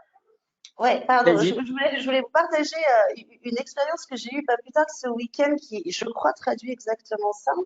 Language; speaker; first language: French; native; French